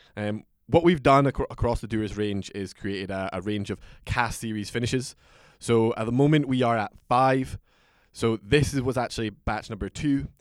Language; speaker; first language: English; native; English